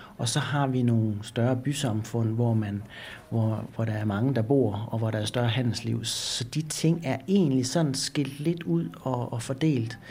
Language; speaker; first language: Danish; native; Danish